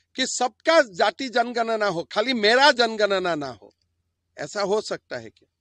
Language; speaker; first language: Hindi; non-native, local second language; Assamese